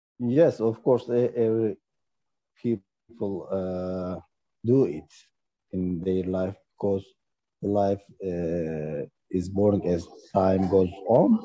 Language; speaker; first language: English; non-native, learner; Turkish